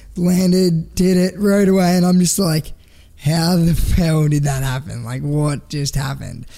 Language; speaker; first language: English; native; English